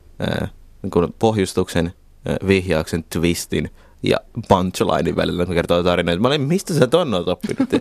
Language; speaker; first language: Finnish; early bilingual, other home language; Somali